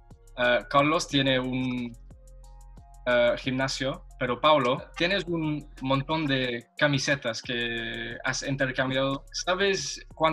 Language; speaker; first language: Spanish; non-native, learner; English